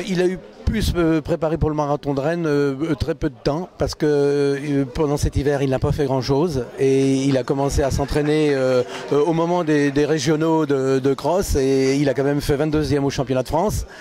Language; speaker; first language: French; native; French